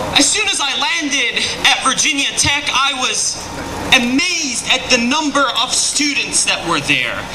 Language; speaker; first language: English; non-native, fluent; Arabic